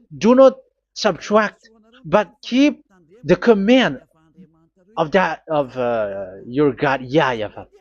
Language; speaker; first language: English; non-native, fluent; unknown